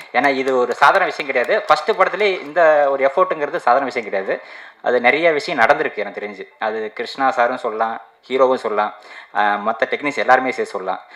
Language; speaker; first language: Tamil; native; Tamil